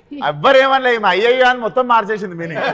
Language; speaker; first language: Telugu; native; Telugu